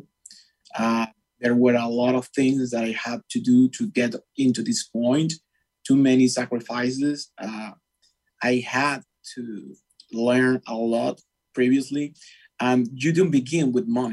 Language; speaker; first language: English; non-native, fluent; Spanish